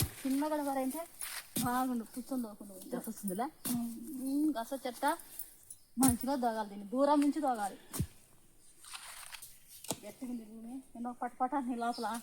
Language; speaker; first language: Telugu; native; Telugu